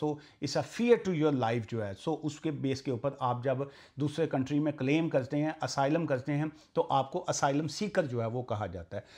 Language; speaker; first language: Urdu; non-native, local second language; Punjabi